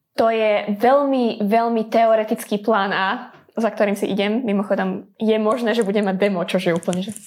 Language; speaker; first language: Slovak; non-native, local second language; Hungarian